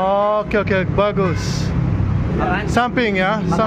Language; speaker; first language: Indonesian; non-native, learner; English